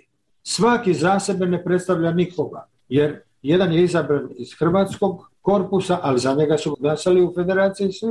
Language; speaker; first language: Serbian; native; Serbian